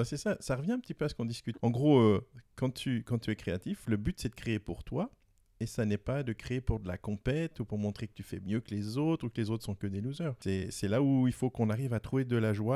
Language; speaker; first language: French; native; French